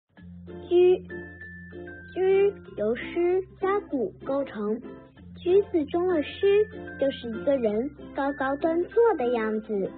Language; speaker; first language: Chinese; native; Chinese